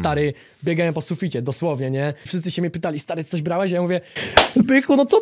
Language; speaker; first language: Polish; native; Polish